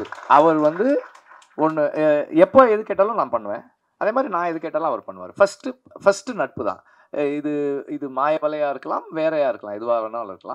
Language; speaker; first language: Tamil; native; Tamil